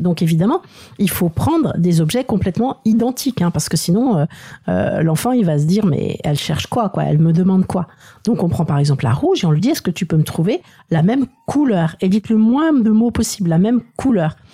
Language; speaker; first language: French; native; French